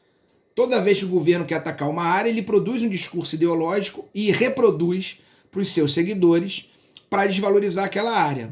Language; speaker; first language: Portuguese; native; Portuguese